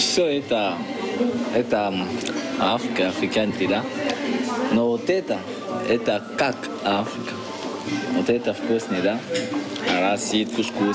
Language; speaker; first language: Russian; non-native, learner; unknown